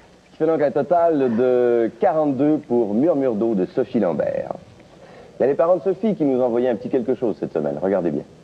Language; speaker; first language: French; native; French